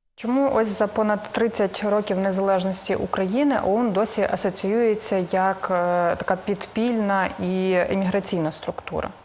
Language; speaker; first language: Ukrainian; native; Ukrainian